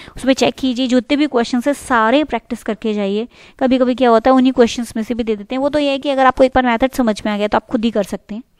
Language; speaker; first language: Hindi; native; Hindi